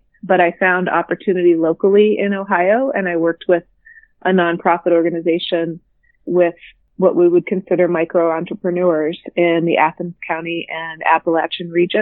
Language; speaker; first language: English; native; English